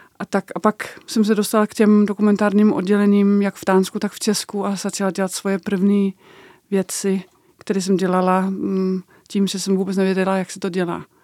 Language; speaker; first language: Czech; non-native, fluent; Danish